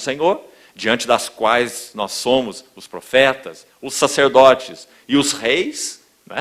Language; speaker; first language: Portuguese; native; Portuguese